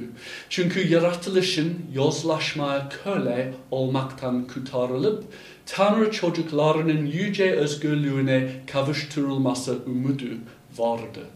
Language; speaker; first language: Turkish; non-native, fluent; English